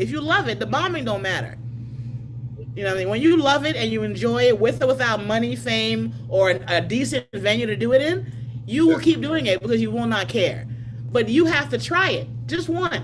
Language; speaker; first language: English; native; English